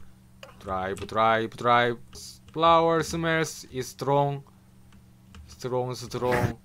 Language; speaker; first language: English; non-native, learner; Korean